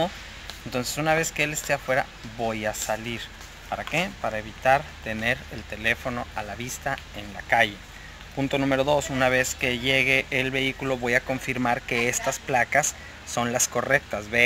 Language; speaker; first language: Spanish; native; Spanish